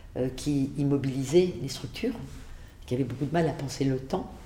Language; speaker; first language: French; native; French